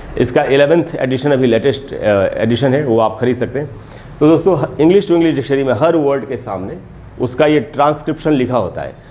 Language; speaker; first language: Hindi; native; Hindi